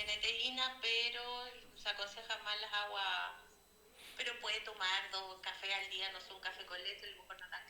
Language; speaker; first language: Spanish; native; Spanish